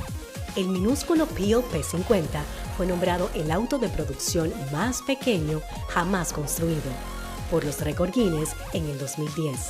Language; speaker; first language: Spanish; native; Spanish